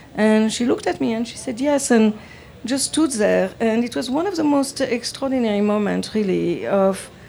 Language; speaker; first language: English; non-native, fluent; French